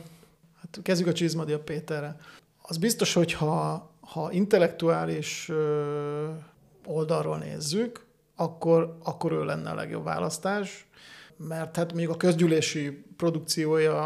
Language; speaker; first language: Hungarian; native; Hungarian